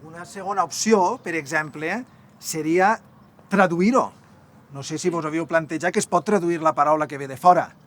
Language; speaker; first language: Catalan; native; Catalan